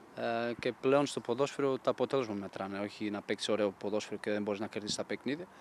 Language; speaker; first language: Greek; non-native, fluent; Portuguese